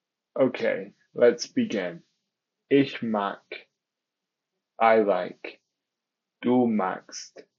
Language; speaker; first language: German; non-native, fluent; English